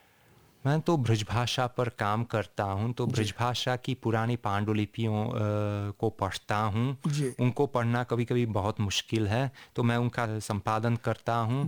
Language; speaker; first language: Hindi; non-native, fluent; Hungarian